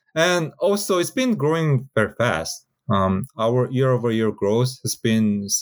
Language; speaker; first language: English; non-native, fluent; Korean